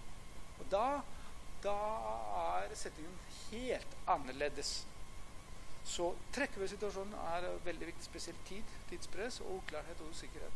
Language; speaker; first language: Norwegian; non-native, fluent; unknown